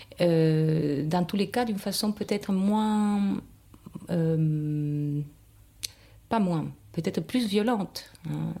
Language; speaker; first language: French; non-native, fluent; Spanish